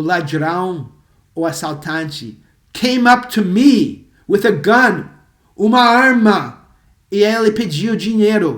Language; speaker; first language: Portuguese; non-native, fluent; English